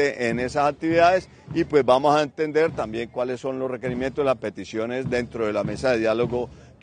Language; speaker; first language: Spanish; native; Spanish